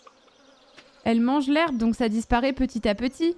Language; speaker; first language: French; native; French